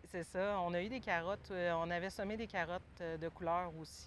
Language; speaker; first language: French; native; French